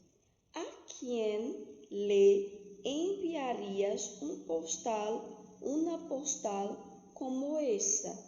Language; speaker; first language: Spanish; non-native, fluent; Portuguese